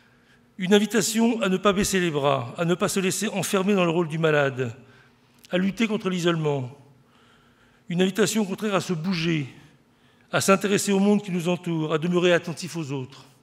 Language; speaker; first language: French; native; French